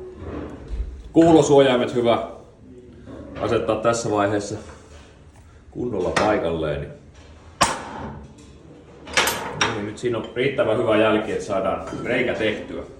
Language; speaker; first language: Finnish; native; Finnish